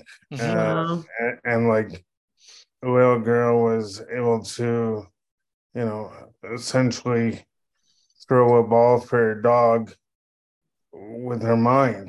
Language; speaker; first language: English; native; English